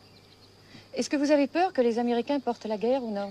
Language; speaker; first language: French; native; French